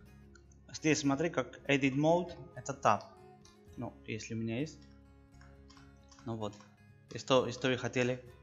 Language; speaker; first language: Russian; non-native, learner; Spanish